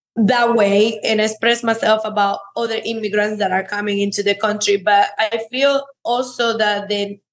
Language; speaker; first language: English; non-native, fluent; Spanish